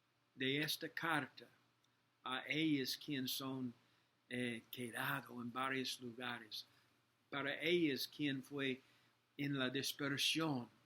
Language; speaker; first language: Spanish; non-native, learner; English